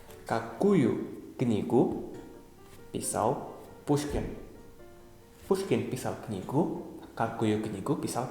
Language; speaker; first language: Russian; non-native, fluent; Indonesian